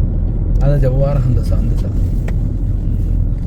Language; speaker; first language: Arabic; non-native, learner; Malayalam